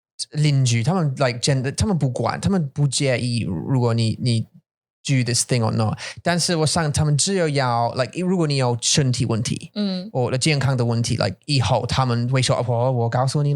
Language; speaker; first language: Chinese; non-native, learner; English